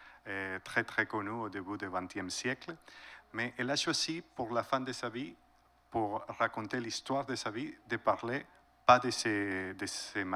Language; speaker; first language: French; non-native, fluent; Spanish